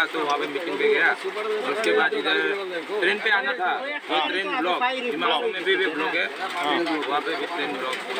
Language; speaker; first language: Hindi; non-native, local second language; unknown